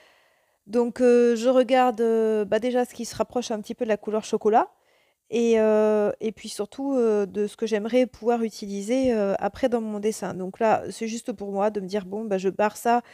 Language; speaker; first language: French; native; French